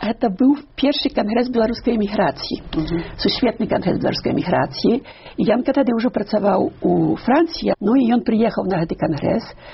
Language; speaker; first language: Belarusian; early bilingual, heritage; Belarusian